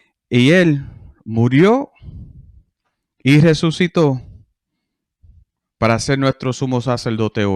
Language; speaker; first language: Spanish; early bilingual, heritage; Spanish